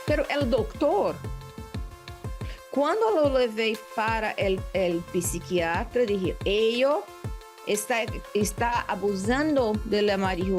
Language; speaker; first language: Spanish; non-native, learner; Portuguese